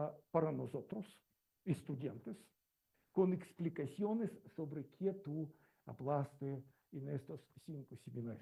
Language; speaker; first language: Spanish; non-native, learner; Russian